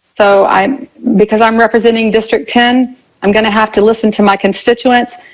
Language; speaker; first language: English; native; English